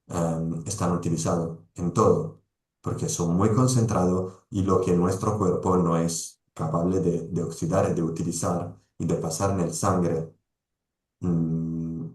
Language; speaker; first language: Spanish; non-native, fluent; Italian